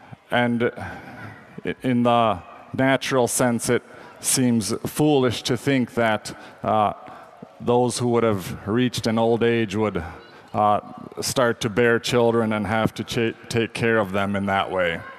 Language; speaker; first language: English; native; English